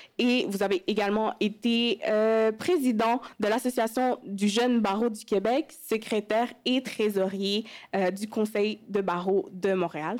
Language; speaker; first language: French; early bilingual, other home language; Wolof